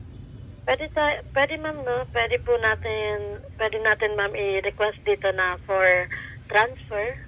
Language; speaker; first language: Filipino; native; Filipino